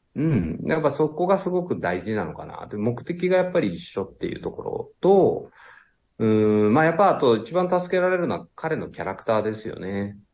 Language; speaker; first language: Japanese; native; Japanese